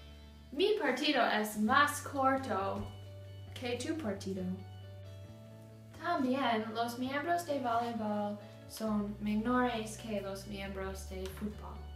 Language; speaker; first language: Spanish; non-native, learner; English